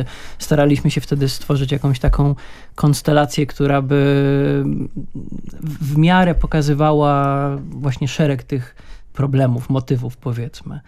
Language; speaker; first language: Polish; native; Polish